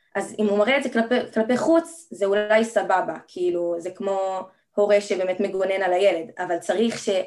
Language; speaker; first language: Hebrew; native; Hebrew